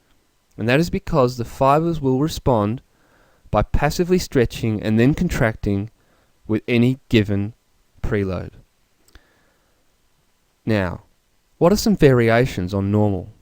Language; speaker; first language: English; native; English